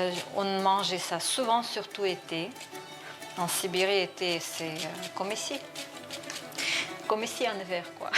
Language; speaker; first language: French; non-native, fluent; Russian